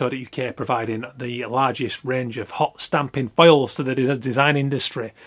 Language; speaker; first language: English; native; English